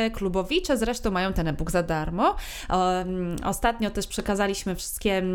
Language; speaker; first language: Polish; native; Polish